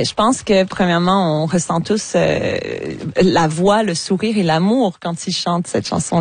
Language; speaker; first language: French; native; French